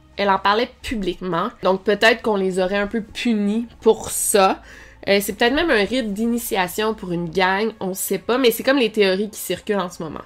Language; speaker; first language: French; native; French